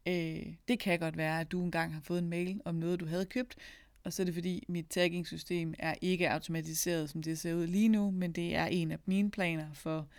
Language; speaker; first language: Danish; native; Danish